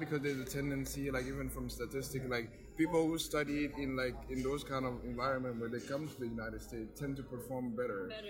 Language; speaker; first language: English; non-native, fluent; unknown